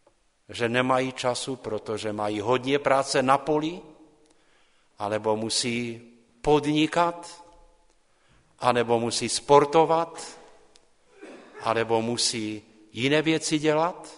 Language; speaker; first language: Czech; non-native, local second language; Polish